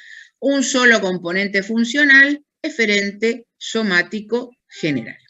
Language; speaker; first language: Spanish; native; Spanish